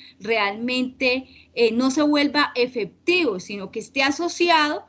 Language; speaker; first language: Spanish; native; Spanish